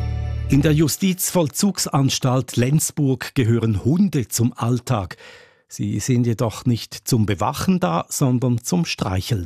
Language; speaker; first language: German; native; German